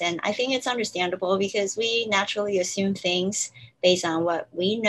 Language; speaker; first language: English; non-native, fluent; Chinese